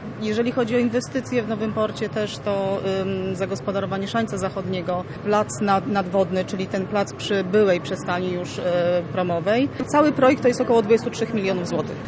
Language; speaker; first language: Polish; native; Polish